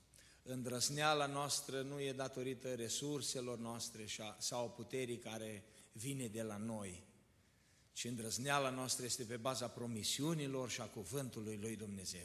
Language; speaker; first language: Romanian; native; Romanian